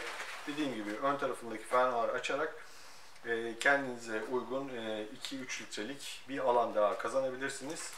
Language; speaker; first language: Turkish; native; Turkish